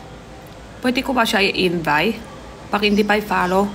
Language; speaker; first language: Filipino; non-native, learner; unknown